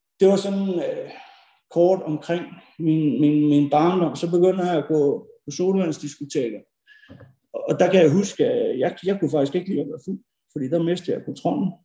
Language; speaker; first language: Danish; early bilingual, other home language; Norwegian